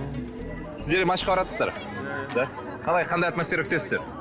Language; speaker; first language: Kazakh; native; Kazakh